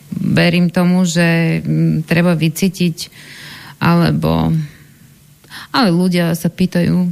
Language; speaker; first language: Slovak; non-native, fluent; Bulgarian